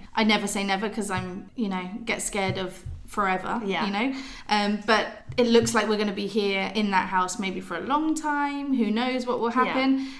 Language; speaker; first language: English; native; English